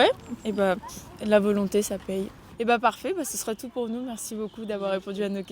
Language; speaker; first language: French; native; French